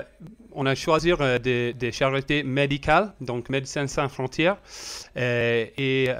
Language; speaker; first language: French; non-native, learner; English